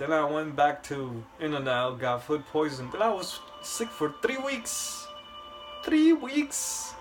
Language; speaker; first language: English; native; English